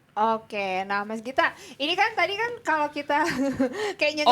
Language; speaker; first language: Indonesian; native; Indonesian